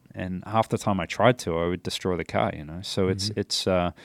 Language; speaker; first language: English; native; English